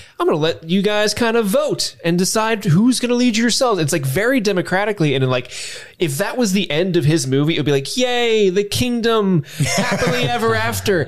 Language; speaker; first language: English; native; English